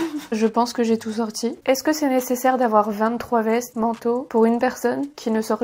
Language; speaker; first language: French; native; French